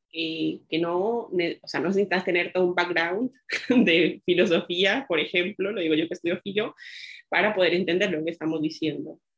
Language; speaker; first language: Spanish; native; Spanish